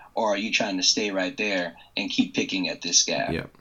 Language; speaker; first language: English; native; English